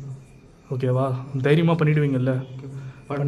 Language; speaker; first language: Tamil; native; Tamil